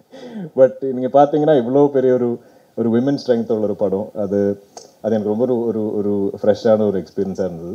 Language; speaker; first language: Tamil; non-native, local second language; Malayalam